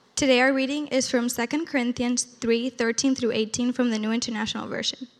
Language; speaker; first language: English; early bilingual, other home language; Spanish